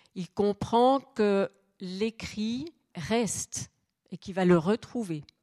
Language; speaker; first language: French; native; French